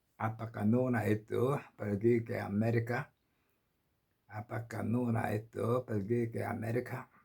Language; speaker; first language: Indonesian; non-native, learner; Korean